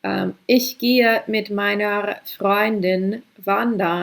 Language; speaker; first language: German; non-native, fluent; English